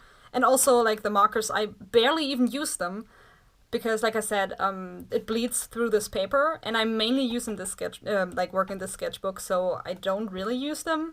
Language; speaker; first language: English; non-native, fluent; German